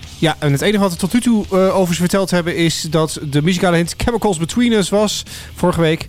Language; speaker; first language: Dutch; native; Dutch